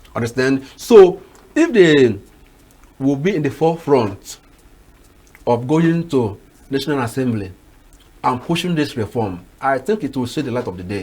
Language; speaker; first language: English; non-native, local second language; Igbo